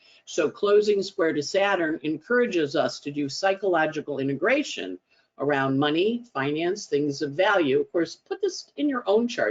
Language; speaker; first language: English; native; English